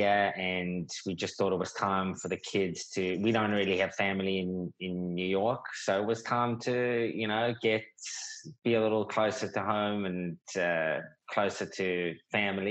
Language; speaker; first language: English; native; English